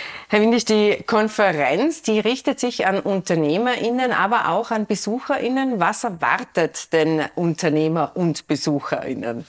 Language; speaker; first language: German; native; German